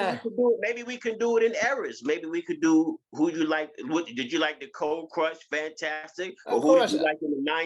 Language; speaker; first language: English; native; English